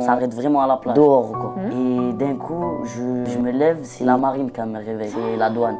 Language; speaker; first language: French; non-native, local second language; Arabic